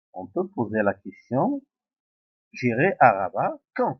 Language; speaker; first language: French; non-native, local second language; Arabic